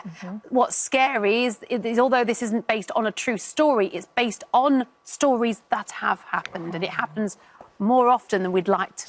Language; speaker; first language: English; native; English